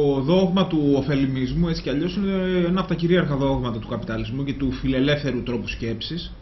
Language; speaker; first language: Greek; native; Greek